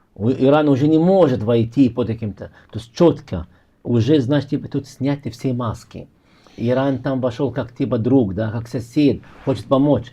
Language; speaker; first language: Russian; non-native, fluent; Arabic